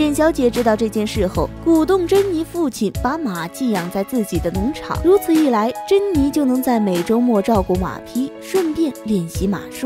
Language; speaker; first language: Chinese; native; Chinese